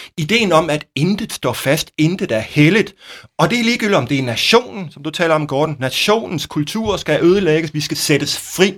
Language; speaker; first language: Danish; native; Danish